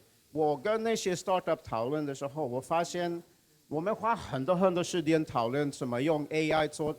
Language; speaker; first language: Chinese; non-native, fluent; Swedish